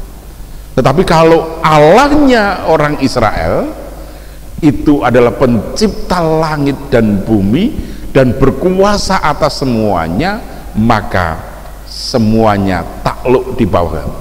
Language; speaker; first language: Indonesian; native; Indonesian